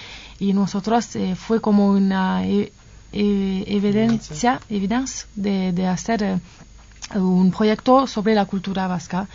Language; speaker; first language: Spanish; non-native, fluent; French